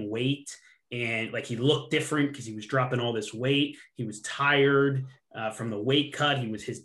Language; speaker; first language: English; native; English